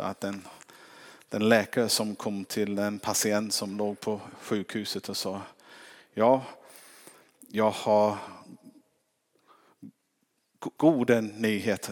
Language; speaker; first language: Swedish; non-native, fluent; English